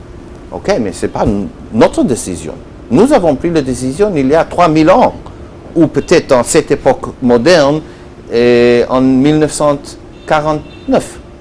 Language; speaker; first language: French; non-native, learner; Hebrew